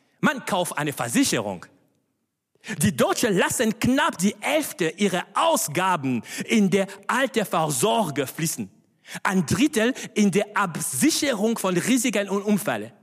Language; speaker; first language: German; non-native, fluent; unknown